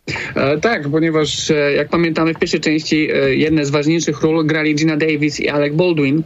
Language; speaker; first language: Polish; native; Polish